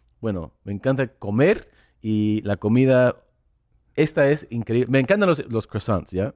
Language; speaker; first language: Spanish; early bilingual, heritage; English